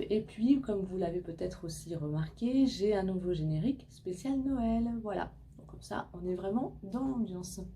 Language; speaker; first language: French; native; French